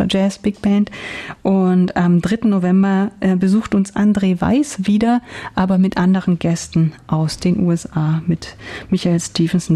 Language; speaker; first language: German; native; German